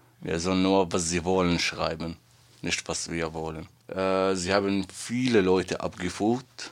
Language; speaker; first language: German; non-native, learner; Arabic